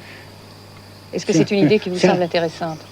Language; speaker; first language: French; native; French